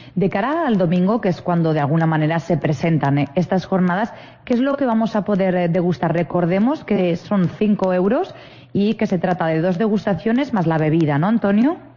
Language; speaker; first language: Spanish; non-native, local second language; Catalan